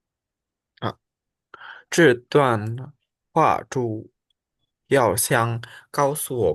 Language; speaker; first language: Chinese; non-native, learner; Indonesian